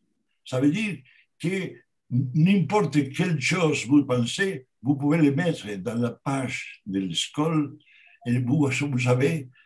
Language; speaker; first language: French; non-native, learner; Spanish